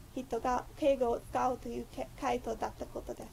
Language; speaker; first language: Japanese; non-native, fluent; English